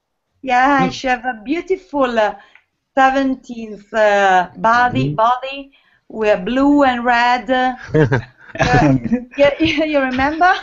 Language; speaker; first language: English; non-native, learner; Italian